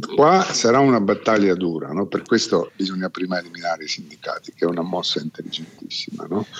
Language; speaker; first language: Italian; non-native, fluent; Slovenian